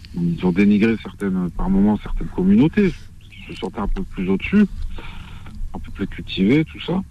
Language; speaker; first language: French; early bilingual, other home language; Arabic